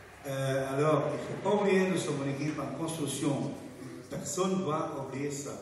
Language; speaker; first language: French; non-native, fluent; Portuguese